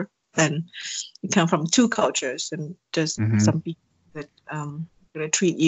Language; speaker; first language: English; non-native, fluent; Thai